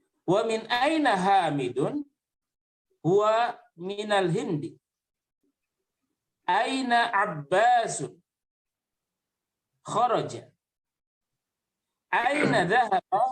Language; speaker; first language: Arabic; non-native, fluent; Indonesian